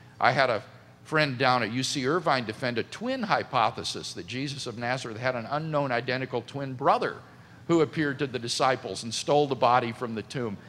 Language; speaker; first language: English; native; English